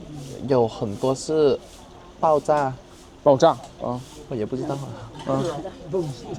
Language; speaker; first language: Chinese; non-native, fluent; Thai